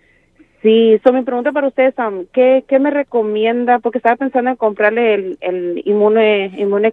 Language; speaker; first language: Spanish; early bilingual, other home language; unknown